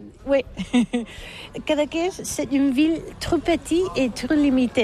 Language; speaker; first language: French; non-native, learner; Catalan